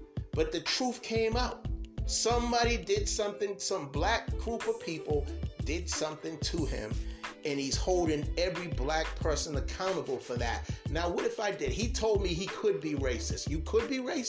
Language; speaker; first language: English; native; English